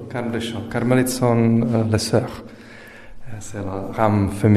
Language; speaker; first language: French; non-native, fluent; Czech